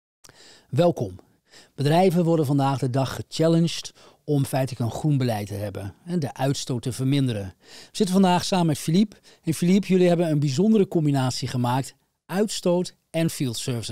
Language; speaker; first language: Dutch; native; Dutch